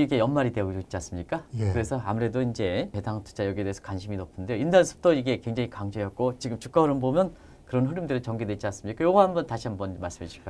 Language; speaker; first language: Korean; native; Korean